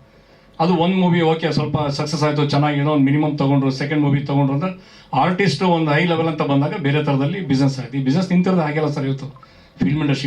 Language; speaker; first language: Kannada; native; Kannada